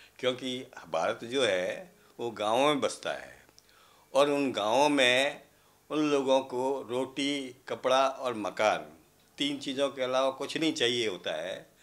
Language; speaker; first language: Hindi; native; Hindi